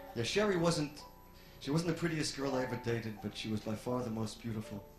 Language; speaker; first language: English; native; English